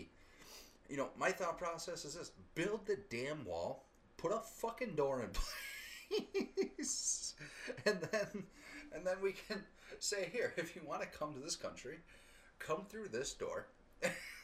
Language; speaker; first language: English; native; English